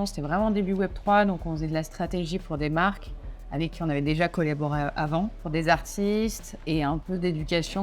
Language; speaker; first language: French; native; French